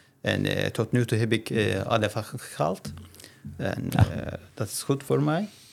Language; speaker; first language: Dutch; non-native, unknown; Turkish